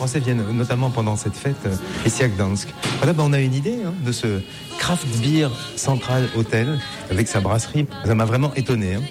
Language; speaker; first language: French; native; French